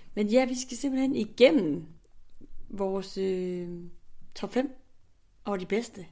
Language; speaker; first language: Danish; native; Danish